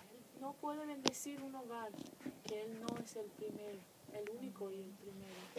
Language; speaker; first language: Spanish; non-native, fluent; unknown